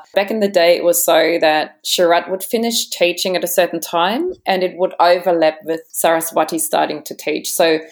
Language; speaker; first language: English; non-native, fluent; German